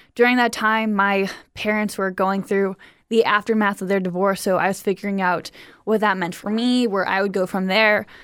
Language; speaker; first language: English; native; English